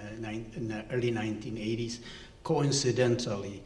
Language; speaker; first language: English; non-native, local second language; Amharic